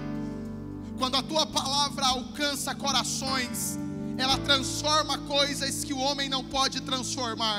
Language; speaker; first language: Portuguese; native; Portuguese